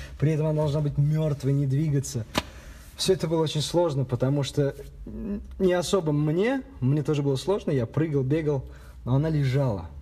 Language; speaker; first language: Russian; non-native, local second language; Uzbek